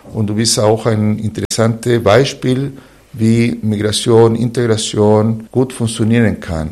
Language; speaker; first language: German; non-native, fluent; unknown